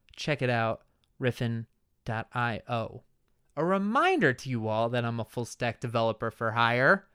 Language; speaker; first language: English; native; English